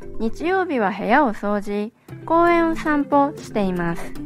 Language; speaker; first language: Japanese; non-native, fluent; Indonesian